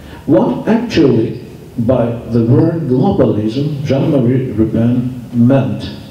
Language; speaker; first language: English; non-native, fluent; Slovak